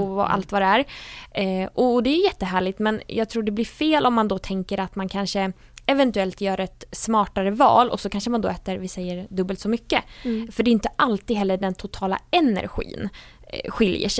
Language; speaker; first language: Swedish; native; Swedish